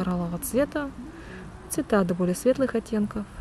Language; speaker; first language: Russian; native; Russian